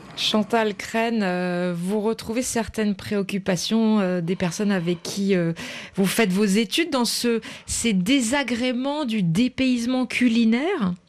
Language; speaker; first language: French; native; French